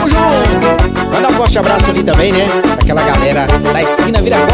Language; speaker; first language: Portuguese; native; Portuguese